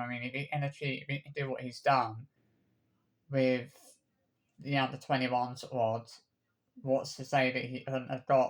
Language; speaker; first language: English; native; English